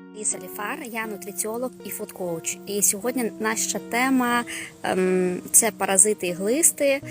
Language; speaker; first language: Ukrainian; non-native, local second language; Russian